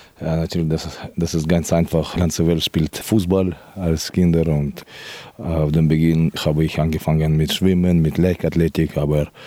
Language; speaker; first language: German; non-native, fluent; Russian